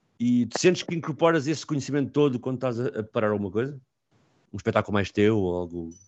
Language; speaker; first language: Portuguese; native; Portuguese